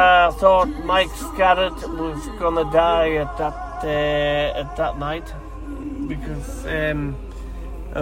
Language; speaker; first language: English; native; English